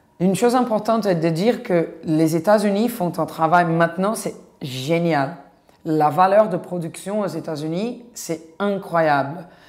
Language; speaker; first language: French; non-native, fluent; Portuguese